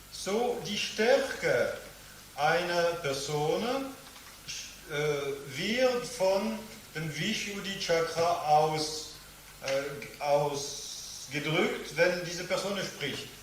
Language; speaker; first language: German; non-native, fluent; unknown